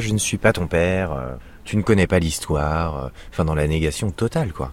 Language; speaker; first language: French; native; French